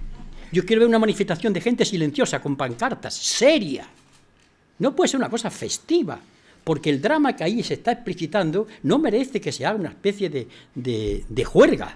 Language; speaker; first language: Spanish; native; Spanish